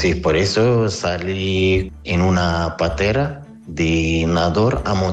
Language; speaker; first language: Spanish; non-native, learner; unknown